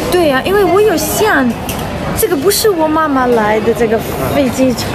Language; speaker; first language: Chinese; non-native, learner; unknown